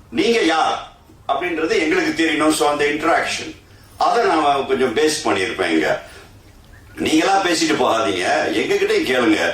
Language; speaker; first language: Tamil; early bilingual, heritage; Tamil